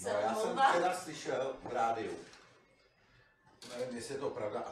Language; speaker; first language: Czech; native; Czech